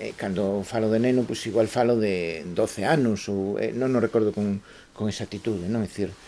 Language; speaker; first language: Galician; native; Galician